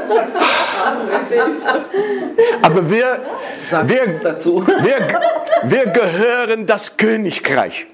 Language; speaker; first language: German; non-native, fluent; Dutch